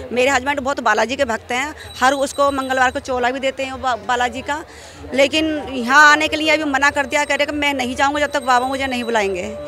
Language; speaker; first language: Hindi; native; Hindi